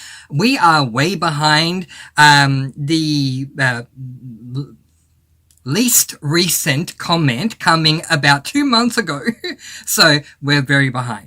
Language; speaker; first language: English; native; English